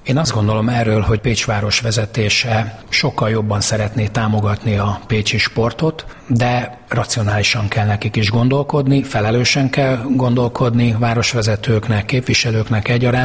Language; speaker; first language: Hungarian; native; Hungarian